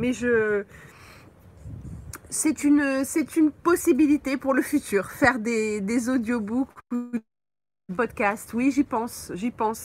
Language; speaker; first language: French; native; French